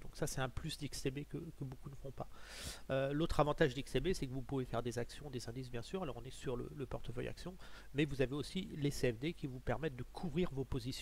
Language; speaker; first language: French; native; French